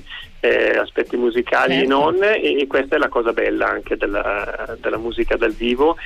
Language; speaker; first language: Italian; native; Italian